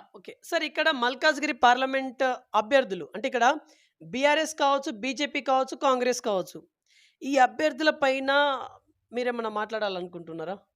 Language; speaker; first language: Telugu; native; Telugu